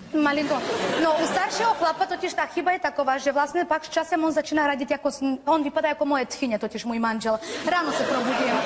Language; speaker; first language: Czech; non-native, fluent; Bulgarian